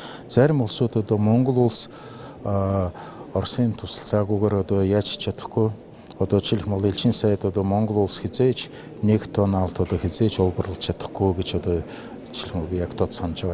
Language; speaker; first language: Mongolian; non-native, fluent; Russian